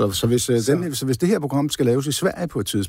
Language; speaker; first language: Danish; native; Danish